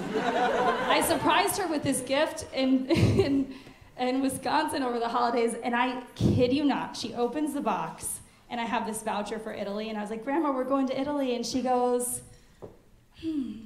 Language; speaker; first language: English; native; English